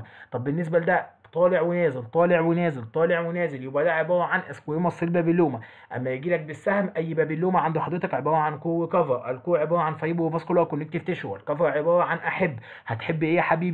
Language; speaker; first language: Arabic; native; Arabic